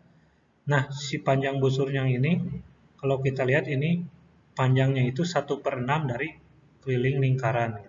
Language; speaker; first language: Indonesian; native; Indonesian